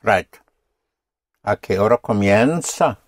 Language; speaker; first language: Spanish; non-native, fluent; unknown